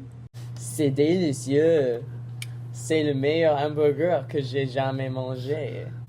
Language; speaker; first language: French; non-native, learner; English